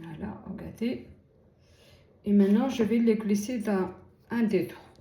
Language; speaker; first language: French; native; French